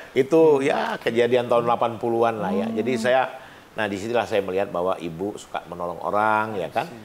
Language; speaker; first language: Indonesian; native; Indonesian